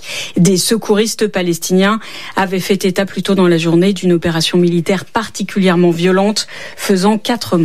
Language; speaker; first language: French; native; French